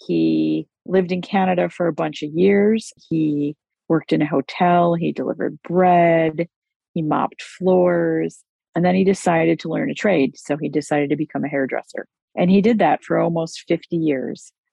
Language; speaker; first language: English; native; English